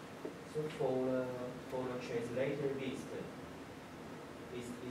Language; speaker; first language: English; non-native, fluent; Chinese